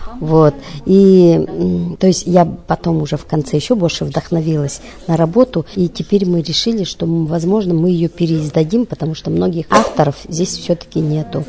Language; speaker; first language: Russian; non-native, local second language; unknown